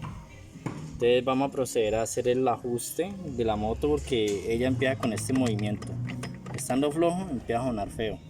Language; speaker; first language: Spanish; native; Spanish